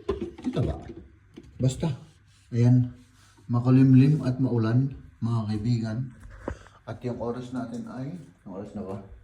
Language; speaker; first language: Filipino; native; Filipino